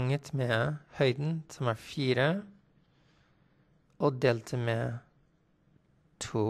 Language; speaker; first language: Norwegian; non-native, fluent; English